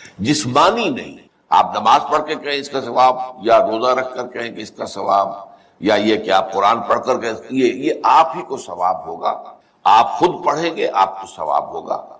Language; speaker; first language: Urdu; native; Urdu